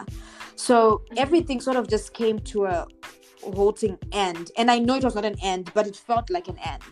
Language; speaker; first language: English; non-native, local second language; Shona